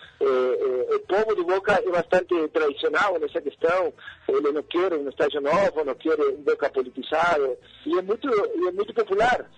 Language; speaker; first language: Portuguese; non-native, fluent; Spanish